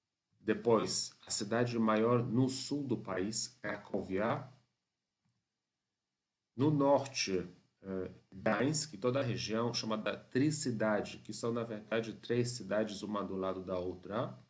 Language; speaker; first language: Portuguese; non-native, fluent; Polish